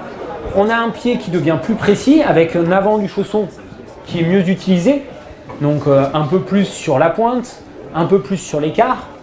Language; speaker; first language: French; native; French